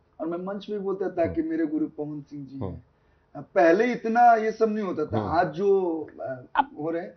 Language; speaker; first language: Hindi; native; Hindi